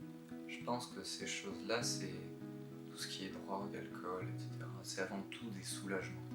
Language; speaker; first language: French; native; French